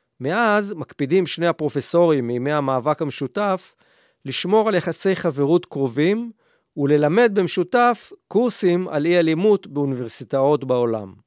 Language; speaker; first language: Hebrew; native; Hebrew